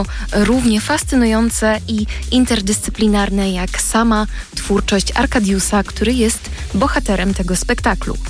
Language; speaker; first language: Polish; native; Polish